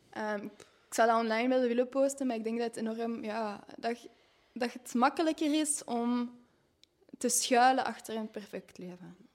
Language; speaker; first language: Dutch; non-native, local second language; French